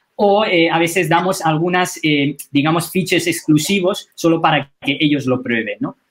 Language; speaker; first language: Spanish; non-native, fluent; Chinese